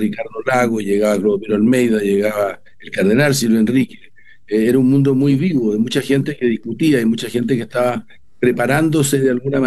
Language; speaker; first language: Spanish; native; Spanish